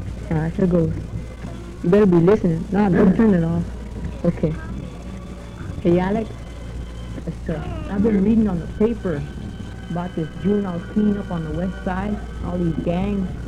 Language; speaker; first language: English; early bilingual, other home language; Spanish